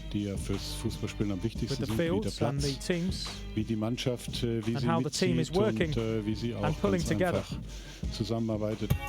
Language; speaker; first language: German; native; German